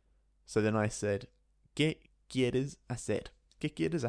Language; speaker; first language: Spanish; non-native, fluent; English